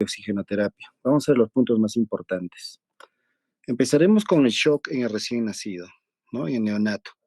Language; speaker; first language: Spanish; native; Spanish